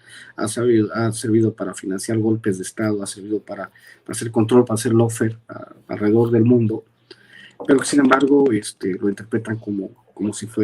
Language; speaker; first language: Spanish; native; Spanish